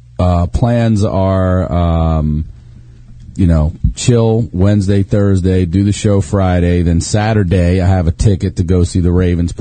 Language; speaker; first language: English; native; English